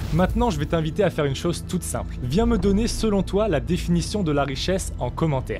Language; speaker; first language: French; native; French